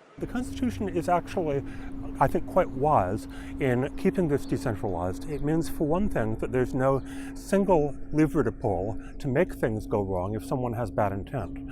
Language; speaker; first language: English; native; English